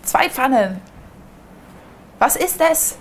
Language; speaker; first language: German; native; German